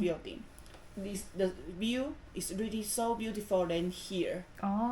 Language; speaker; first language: English; non-native, learner; Chinese